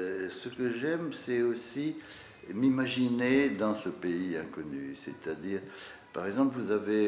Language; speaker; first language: French; native; French